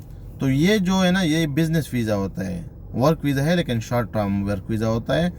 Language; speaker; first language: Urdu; non-native, local second language; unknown